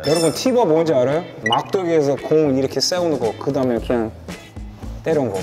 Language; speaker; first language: Korean; non-native, learner; English